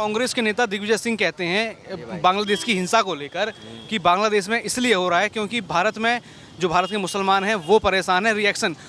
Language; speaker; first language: Hindi; native; Hindi